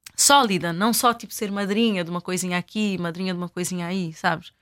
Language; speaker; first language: Portuguese; non-native, local second language; Kabuverdianu